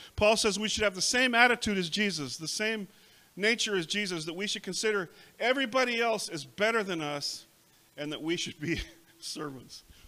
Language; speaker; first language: English; native; English